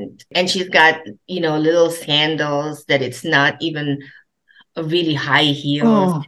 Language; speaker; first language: English; non-native, local second language; Filipino